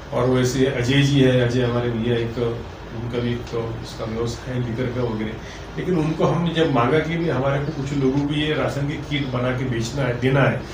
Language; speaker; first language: Hindi; native; Hindi